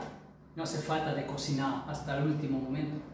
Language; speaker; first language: Spanish; non-native, fluent; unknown